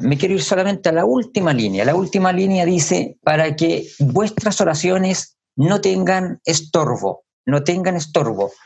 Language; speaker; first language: Spanish; native; Spanish